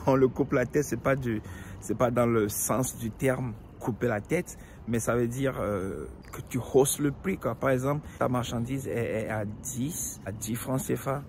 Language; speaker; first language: French; non-native, local second language; Ewe